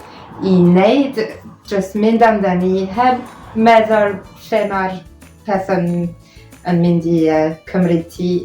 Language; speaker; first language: Welsh; non-native, fluent; French